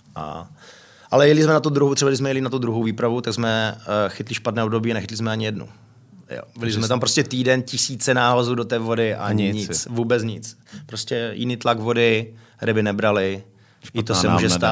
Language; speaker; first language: Czech; native; Czech